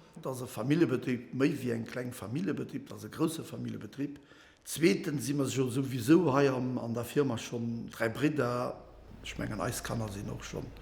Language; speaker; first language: Luxembourgish; non-native, fluent; Portuguese